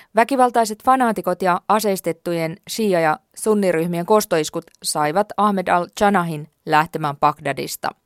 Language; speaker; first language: Finnish; native; Finnish